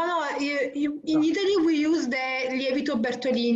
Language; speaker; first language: English; non-native, fluent; Italian